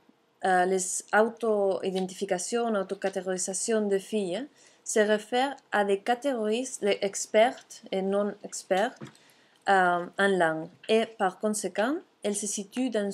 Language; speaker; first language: French; non-native, fluent; Catalan